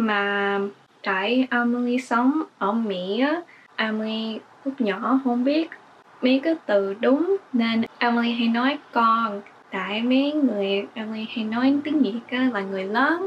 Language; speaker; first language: Vietnamese; early bilingual, heritage; English